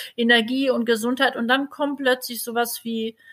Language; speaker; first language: German; native; German